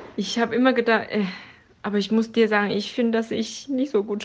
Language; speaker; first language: German; non-native, fluent; Chinese